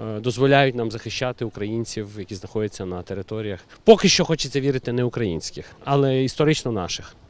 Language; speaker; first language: Ukrainian; native; Ukrainian